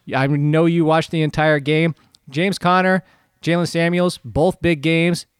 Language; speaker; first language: English; early bilingual, other home language; Polish